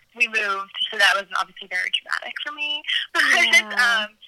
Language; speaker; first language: English; native; English